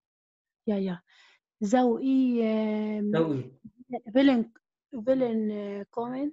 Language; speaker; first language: Dutch; non-native, learner; Arabic